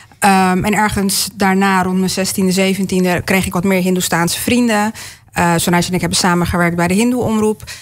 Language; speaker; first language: Dutch; early bilingual, other home language; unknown